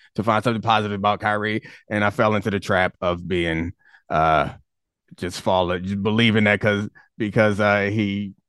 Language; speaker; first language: English; native; English